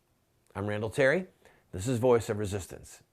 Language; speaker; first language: English; native; English